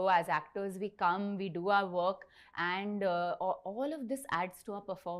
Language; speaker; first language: Telugu; non-native, learner; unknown